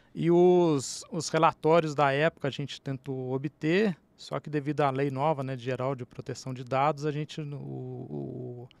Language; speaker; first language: Portuguese; native; Portuguese